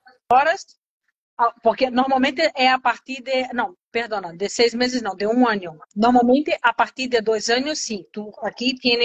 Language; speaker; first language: Spanish; non-native, learner; Portuguese